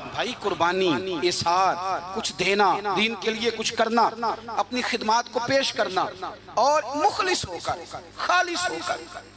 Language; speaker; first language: Urdu; non-native, local second language; Punjabi